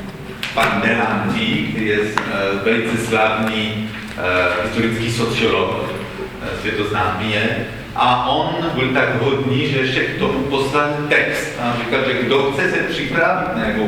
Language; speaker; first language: Czech; non-native, fluent; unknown